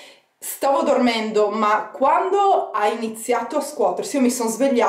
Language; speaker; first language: Italian; native; Italian